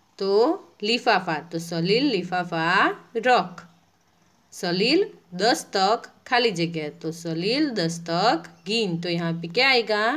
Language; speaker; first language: Hindi; non-native, local second language; Gujarati